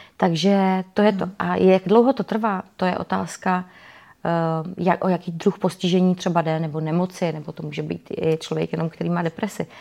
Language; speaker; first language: Czech; native; Czech